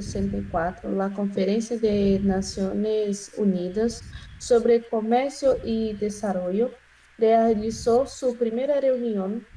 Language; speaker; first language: Spanish; non-native, learner; Portuguese